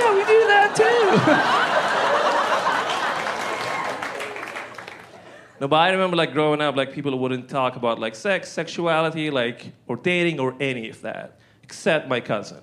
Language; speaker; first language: English; non-native, fluent; Arabic